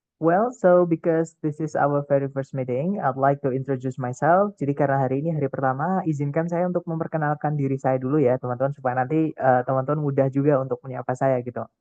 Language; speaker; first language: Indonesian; non-native, local second language; Javanese